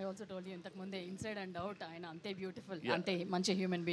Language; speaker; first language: Telugu; native; Telugu